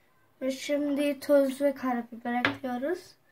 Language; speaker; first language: Turkish; non-native, learner; Urdu